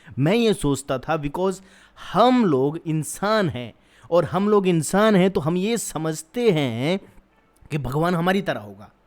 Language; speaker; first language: Hindi; native; Hindi